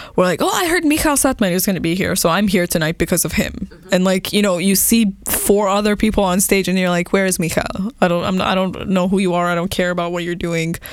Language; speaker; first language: English; non-native, fluent; Persian